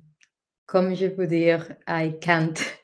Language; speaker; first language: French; non-native, learner; Spanish